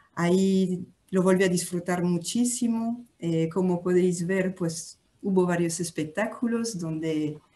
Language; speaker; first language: Spanish; non-native, fluent; French